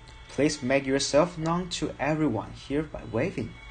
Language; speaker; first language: English; non-native, fluent; Chinese